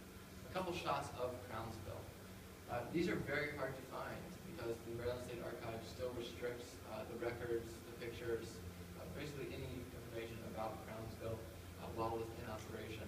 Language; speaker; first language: English; native; English